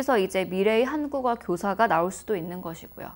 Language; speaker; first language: Korean; native; Korean